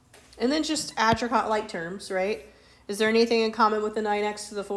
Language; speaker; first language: English; native; English